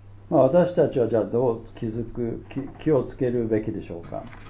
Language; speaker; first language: Japanese; native; Japanese